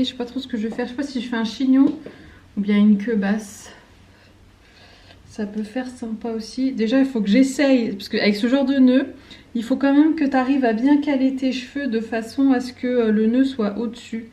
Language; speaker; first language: French; native; French